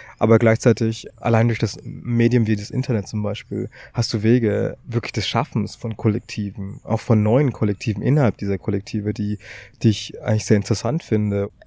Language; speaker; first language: German; early bilingual, other home language; Tamil